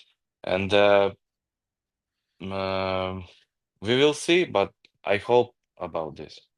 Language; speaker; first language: English; non-native, learner; Ukrainian